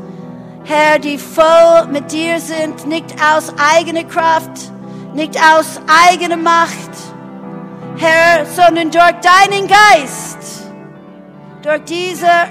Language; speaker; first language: German; non-native, fluent; English